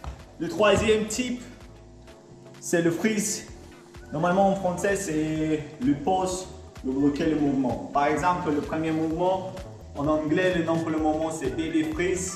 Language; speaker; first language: French; non-native, learner; Latvian